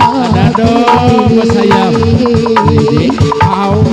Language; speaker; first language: Indonesian; non-native, local second language; Sundanese